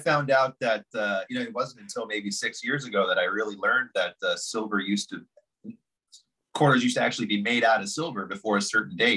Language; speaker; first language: English; native; English